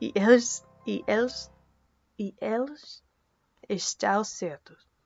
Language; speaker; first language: Portuguese; non-native, learner; English